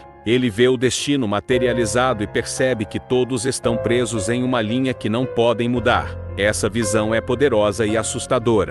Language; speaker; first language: Portuguese; native; Portuguese